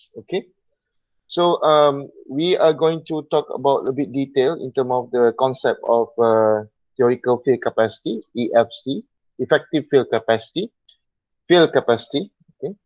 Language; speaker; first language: English; non-native, local second language; Malay